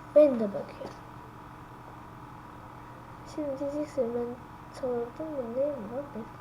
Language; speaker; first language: Turkish; non-native, learner; Azerbaijani